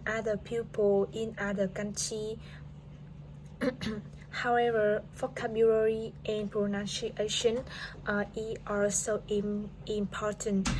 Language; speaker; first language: English; non-native, learner; Vietnamese